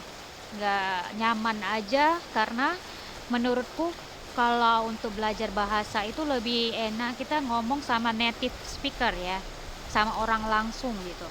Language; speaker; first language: Indonesian; native; Indonesian